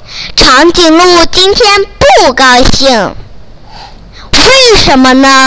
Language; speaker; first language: Chinese; non-native, local second language; Cantonese